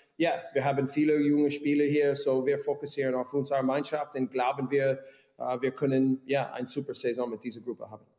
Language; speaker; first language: German; non-native, learner; English